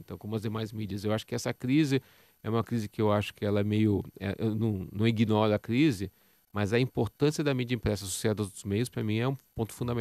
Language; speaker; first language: Portuguese; native; Portuguese